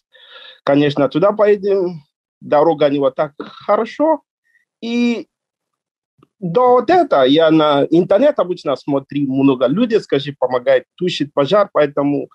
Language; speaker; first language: Russian; non-native, learner; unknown